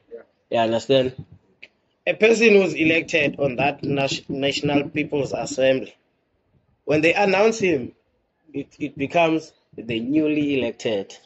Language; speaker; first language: English; non-native, local second language; Xhosa